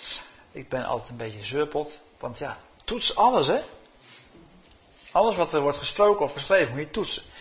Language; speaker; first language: Dutch; native; Dutch